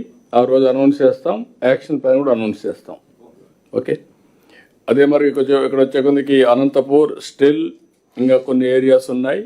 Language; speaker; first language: Telugu; native; Telugu